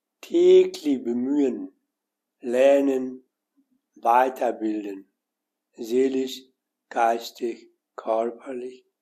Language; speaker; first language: German; non-native, learner; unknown